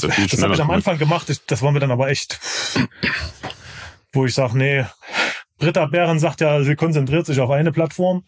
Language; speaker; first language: German; native; German